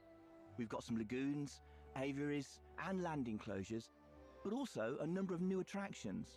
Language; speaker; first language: English; native; English